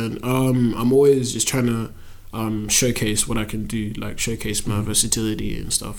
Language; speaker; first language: English; native; English